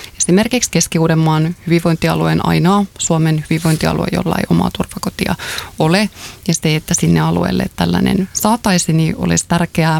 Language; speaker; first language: Finnish; native; Finnish